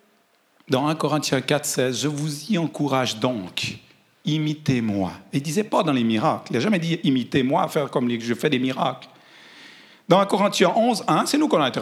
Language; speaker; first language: French; native; French